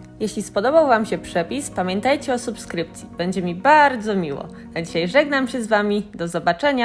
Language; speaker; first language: Polish; native; Polish